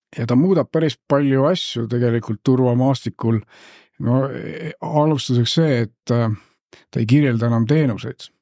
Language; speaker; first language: Estonian; native; Estonian